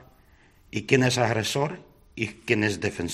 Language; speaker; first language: Spanish; non-native, learner; Ukrainian